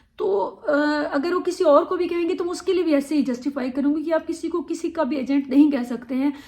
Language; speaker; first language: Urdu; native; Urdu